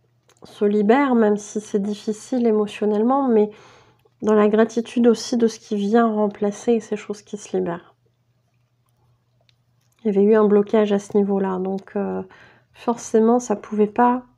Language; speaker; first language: French; native; French